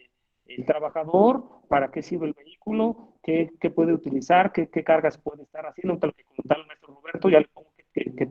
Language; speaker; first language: Spanish; native; Spanish